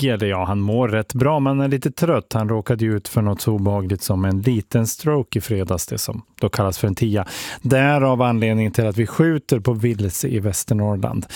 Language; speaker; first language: Swedish; native; Swedish